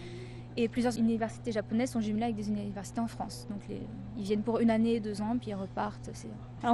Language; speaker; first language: French; native; French